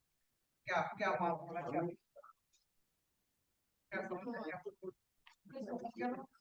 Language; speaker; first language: Hindi; non-native, local second language; Bangla